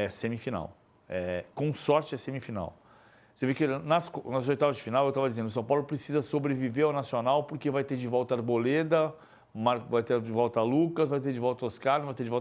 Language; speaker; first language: Portuguese; native; Portuguese